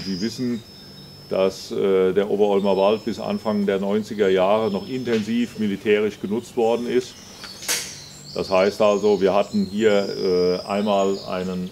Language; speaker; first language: German; native; German